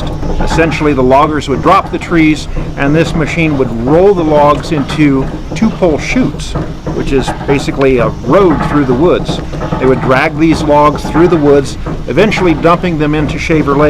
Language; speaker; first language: English; native; English